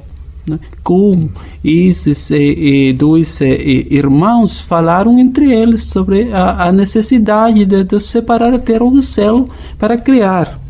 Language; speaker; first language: Portuguese; non-native, fluent; Spanish